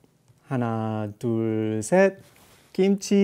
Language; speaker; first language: Korean; non-native, learner; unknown